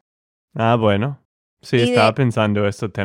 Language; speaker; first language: Spanish; non-native, fluent; English